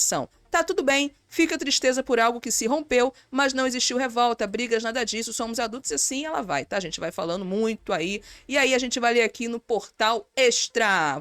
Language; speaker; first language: Portuguese; native; Portuguese